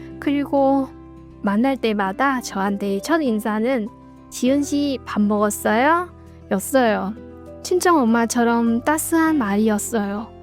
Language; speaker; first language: Korean; non-native, fluent; Vietnamese